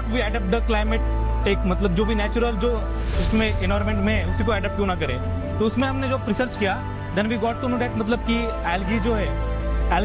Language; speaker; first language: Hindi; non-native, local second language; Marathi